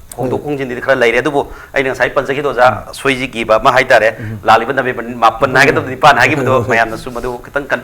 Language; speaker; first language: Manipuri; native; Manipuri